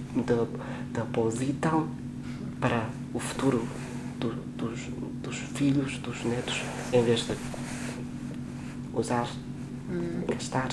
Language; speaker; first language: Portuguese; non-native, fluent; Chinese